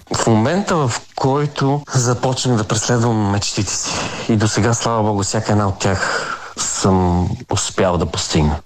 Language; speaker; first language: Bulgarian; native; Bulgarian